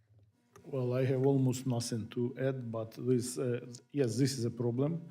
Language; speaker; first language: English; non-native, fluent; Ukrainian